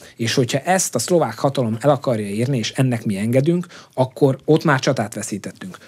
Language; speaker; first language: Hungarian; native; Hungarian